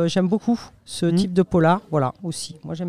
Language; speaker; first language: French; native; French